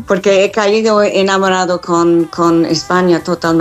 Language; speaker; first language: Spanish; non-native, fluent; English